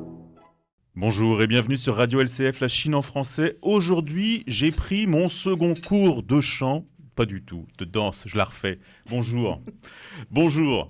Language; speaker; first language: French; native; French